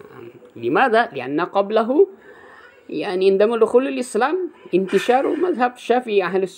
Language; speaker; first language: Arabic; non-native, fluent; Indonesian